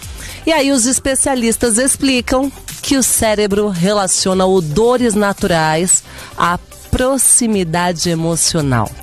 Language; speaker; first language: Portuguese; native; Portuguese